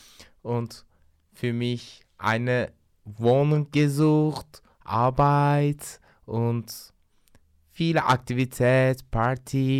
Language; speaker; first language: German; non-native, learner; Turkish